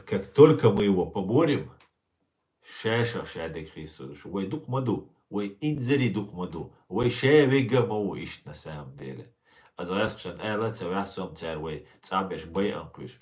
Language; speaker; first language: Russian; non-native, local second language; Chechen